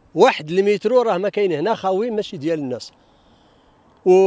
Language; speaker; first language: Arabic; native; Arabic